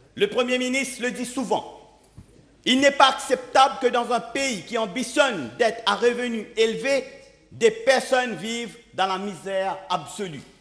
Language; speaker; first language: French; non-native, local second language; Morisyen